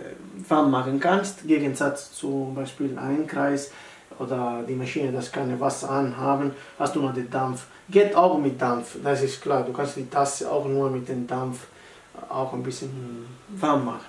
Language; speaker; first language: German; non-native, learner; Italian